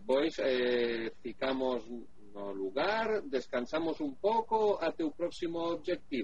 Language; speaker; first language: Portuguese; non-native, learner; Spanish